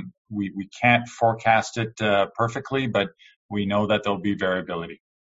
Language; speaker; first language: English; native; English